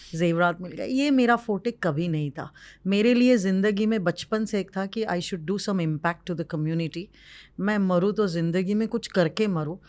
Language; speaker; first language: Hindi; non-native, local second language; Marwari